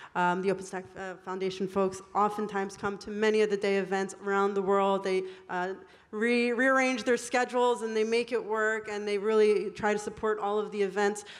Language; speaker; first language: English; non-native, fluent; Hebrew